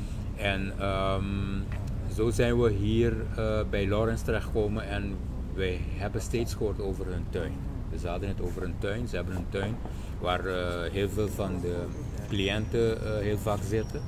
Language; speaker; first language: Dutch; non-native, local second language; Papiamento